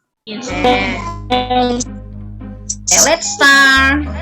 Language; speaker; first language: English; non-native, learner; Indonesian